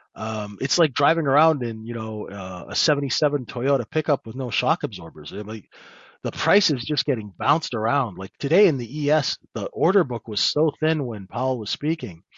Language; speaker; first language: English; native; English